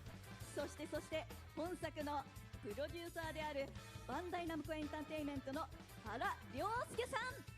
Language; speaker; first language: Japanese; native; Japanese